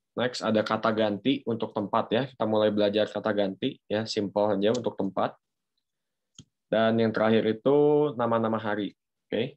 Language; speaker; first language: Indonesian; native; Indonesian